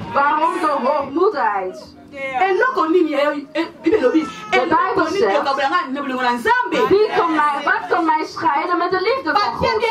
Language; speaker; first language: Dutch; non-native, fluent; Lingala